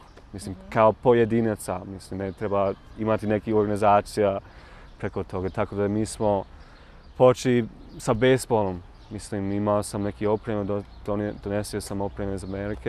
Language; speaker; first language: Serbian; non-native, learner; English